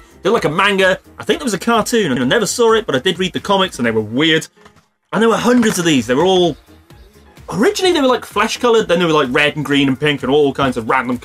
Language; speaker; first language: English; native; English